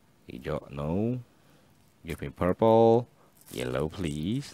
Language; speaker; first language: English; non-native, learner; Indonesian